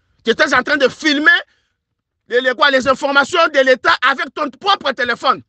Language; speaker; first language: French; non-native, local second language; Luba-Lulua